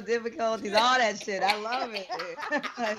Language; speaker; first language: English; native; English